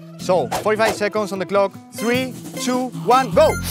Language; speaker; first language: English; non-native, fluent; Spanish